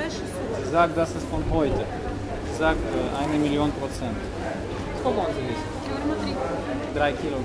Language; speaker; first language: German; non-native, fluent; Russian